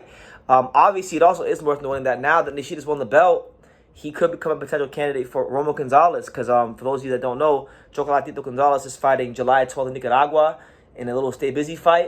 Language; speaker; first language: English; native; English